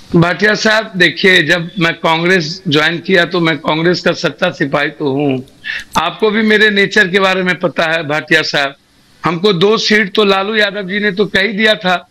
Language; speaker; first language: Hindi; native; Hindi